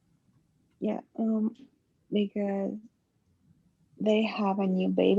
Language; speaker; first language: English; non-native, learner; Spanish